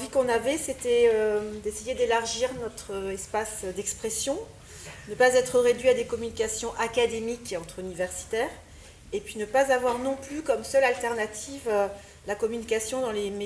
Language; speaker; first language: French; native; French